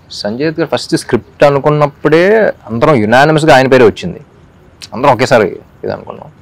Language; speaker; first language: Telugu; native; Telugu